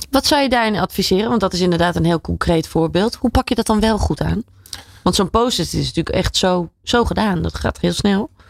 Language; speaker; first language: Dutch; native; Dutch